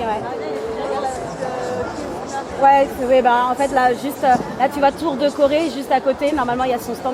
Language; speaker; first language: French; native; French